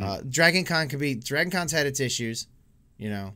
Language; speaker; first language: English; native; English